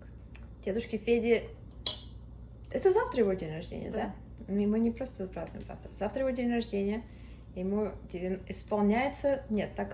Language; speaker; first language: Russian; early bilingual, heritage; Russian